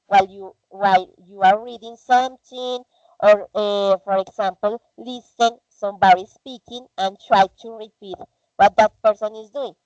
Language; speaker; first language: English; non-native, fluent; Spanish